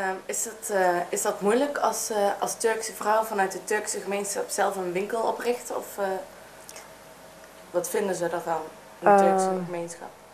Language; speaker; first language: Dutch; native; Dutch